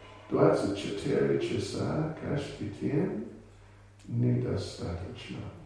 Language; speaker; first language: Russian; non-native, learner; English